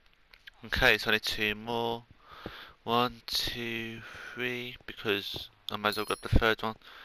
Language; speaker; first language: English; native; English